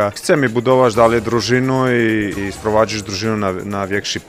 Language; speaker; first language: Polish; non-native, learner; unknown